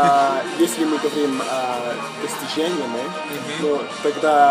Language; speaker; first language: Russian; non-native, fluent; English